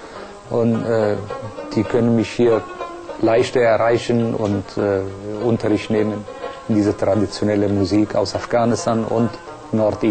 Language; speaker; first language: German; non-native, fluent; Persian